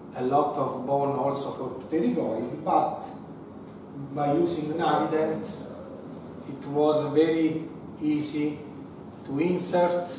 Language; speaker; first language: English; non-native, fluent; Italian